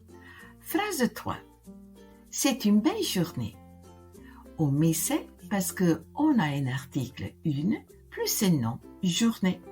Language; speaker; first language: French; non-native, fluent; Italian